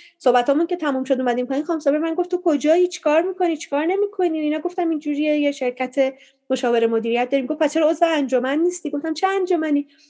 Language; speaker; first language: Persian; native; Persian